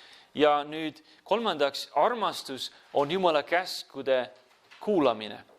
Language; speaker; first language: Estonian; non-native, fluent; English